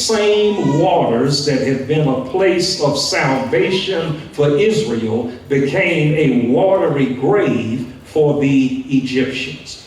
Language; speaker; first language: English; native; English